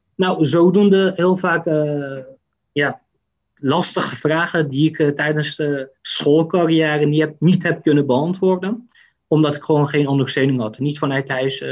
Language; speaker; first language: Dutch; early bilingual, other home language; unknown